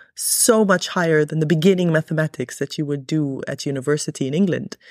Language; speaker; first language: English; early bilingual, other home language; Arabic